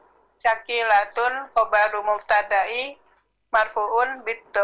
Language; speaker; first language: Arabic; non-native, learner; Indonesian